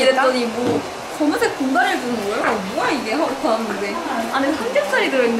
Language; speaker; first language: Korean; native; Korean